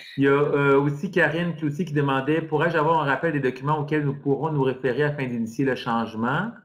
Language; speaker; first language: French; native; French